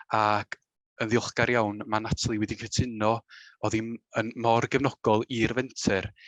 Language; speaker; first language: Welsh; native; Welsh